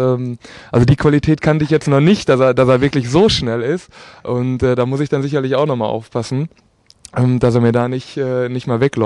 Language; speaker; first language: German; native; German